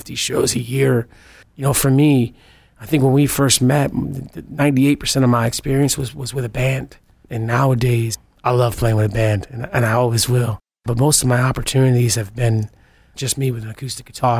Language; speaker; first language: English; native; English